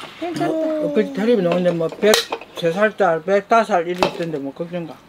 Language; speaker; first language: Korean; native; Korean